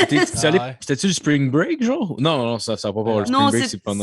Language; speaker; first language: French; native; French